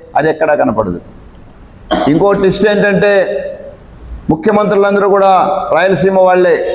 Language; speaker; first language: Telugu; native; Telugu